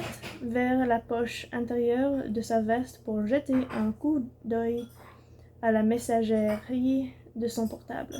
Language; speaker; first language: French; non-native, learner; English